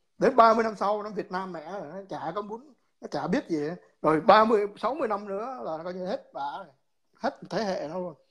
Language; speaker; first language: Vietnamese; native; Vietnamese